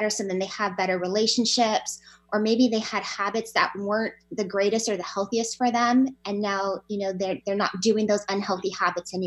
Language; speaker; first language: English; native; English